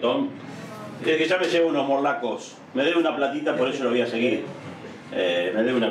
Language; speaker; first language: Spanish; native; Spanish